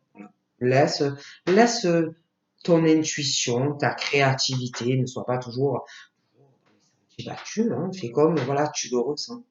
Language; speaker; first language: French; native; French